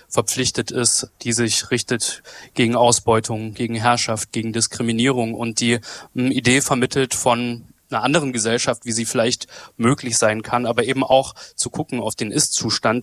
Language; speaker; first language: German; native; German